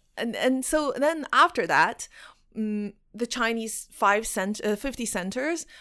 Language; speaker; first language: English; non-native, fluent; Chinese